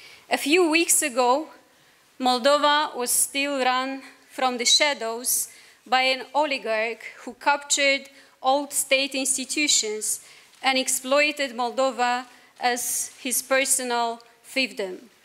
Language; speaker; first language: English; non-native, fluent; Romanian